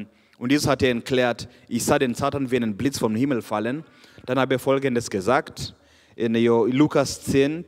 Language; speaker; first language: German; non-native, fluent; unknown